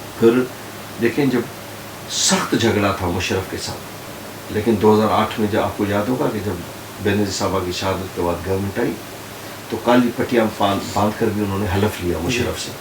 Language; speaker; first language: Urdu; non-native, local second language; Sindhi